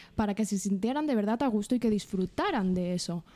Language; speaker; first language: Spanish; native; Spanish